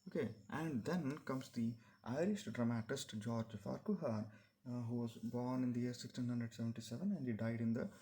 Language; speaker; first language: English; non-native, local second language; Kannada